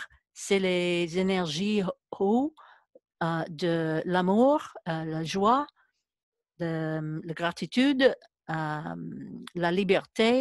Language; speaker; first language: French; non-native, learner; English